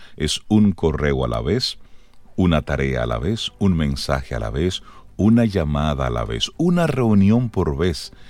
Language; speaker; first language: Spanish; native; Spanish